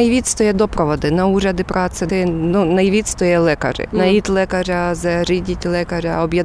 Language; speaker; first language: Czech; non-native, fluent; Ukrainian